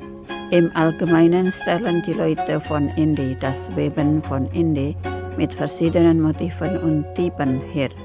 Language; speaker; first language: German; non-native, fluent; Indonesian